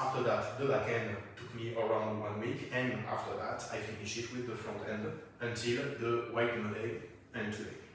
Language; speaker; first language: English; non-native, fluent; French